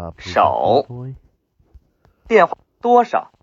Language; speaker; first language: Chinese; non-native, learner; English